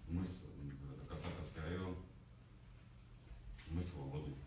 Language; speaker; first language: Russian; native; Russian